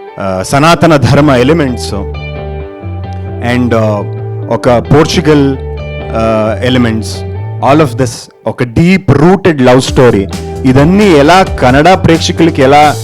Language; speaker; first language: Telugu; non-native, learner; Kannada